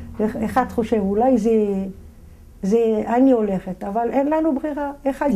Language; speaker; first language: Hebrew; non-native, fluent; Arabic